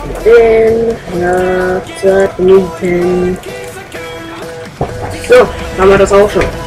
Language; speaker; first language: German; native; German